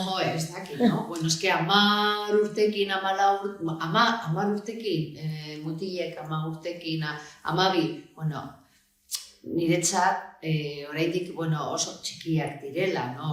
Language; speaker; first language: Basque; non-native, local second language; Spanish